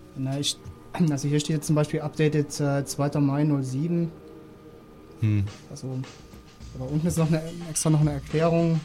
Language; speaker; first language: German; native; German